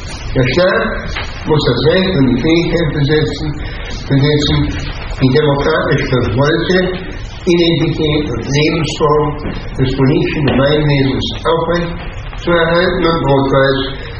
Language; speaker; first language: German; native; German